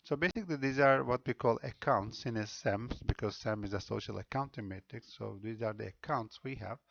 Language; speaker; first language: English; non-native, fluent; Turkish